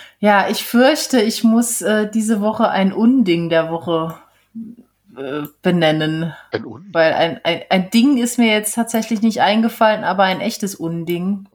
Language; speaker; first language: German; native; German